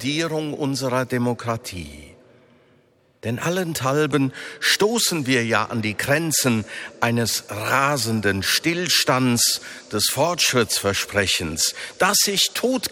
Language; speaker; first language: German; native; German